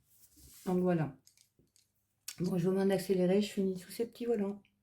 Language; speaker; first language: French; native; French